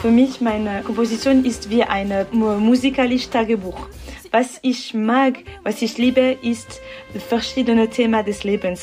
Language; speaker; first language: German; non-native, local second language; French